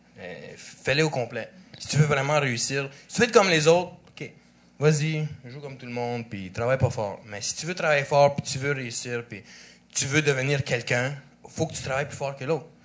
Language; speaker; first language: French; early bilingual, other home language; Russian